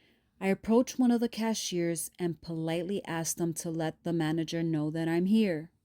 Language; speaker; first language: English; native; English